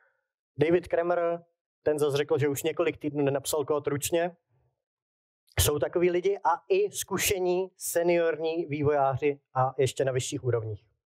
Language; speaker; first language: Czech; native; Czech